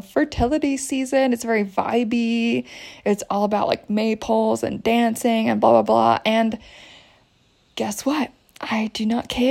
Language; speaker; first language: English; native; English